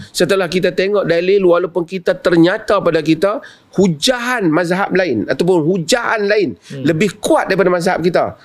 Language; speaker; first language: Malay; native; Malay